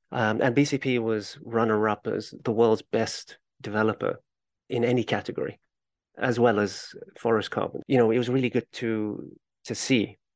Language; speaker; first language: English; native; English